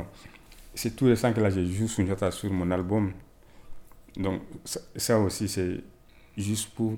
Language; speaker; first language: French; non-native, local second language; Bambara